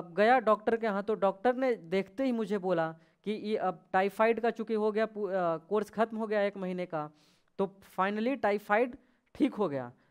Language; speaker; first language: Hindi; native; Hindi